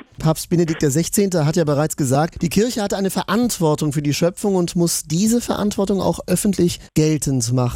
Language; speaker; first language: German; native; German